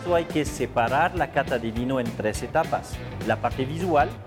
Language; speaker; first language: Spanish; non-native, fluent; French